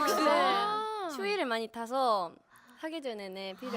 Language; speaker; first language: Korean; non-native, fluent; Japanese